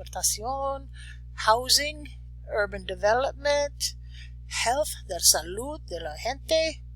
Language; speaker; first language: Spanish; non-native, learner; English